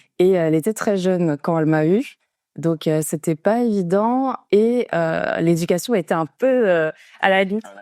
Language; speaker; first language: French; early bilingual, other home language; Portuguese